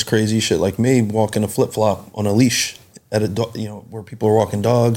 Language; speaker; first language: English; native; English